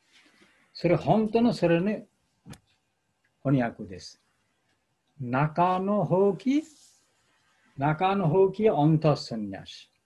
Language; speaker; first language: Japanese; non-native, fluent; Bangla